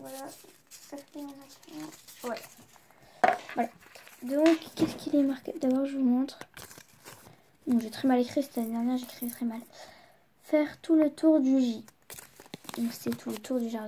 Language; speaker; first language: French; native; French